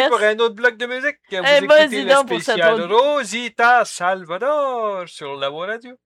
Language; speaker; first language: French; native; French